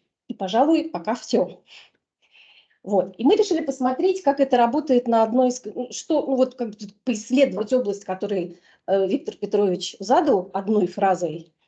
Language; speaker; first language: Russian; native; Russian